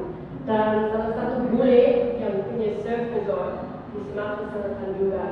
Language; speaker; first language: Indonesian; non-native, fluent; English